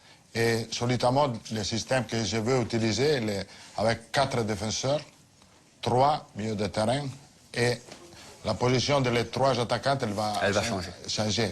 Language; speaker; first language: French; non-native, fluent; Italian